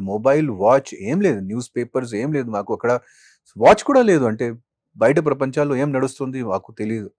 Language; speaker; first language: Telugu; non-native, fluent; Hindi